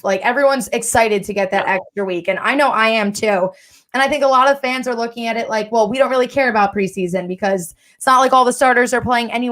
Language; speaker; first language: English; native; English